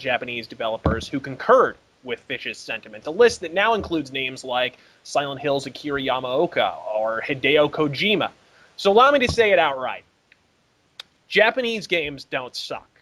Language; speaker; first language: English; native; English